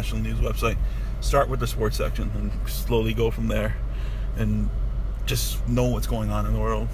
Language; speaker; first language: English; early bilingual, other home language; Urdu